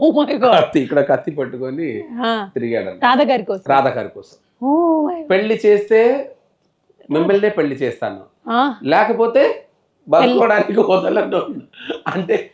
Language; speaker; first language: Telugu; non-native, local second language; Tamil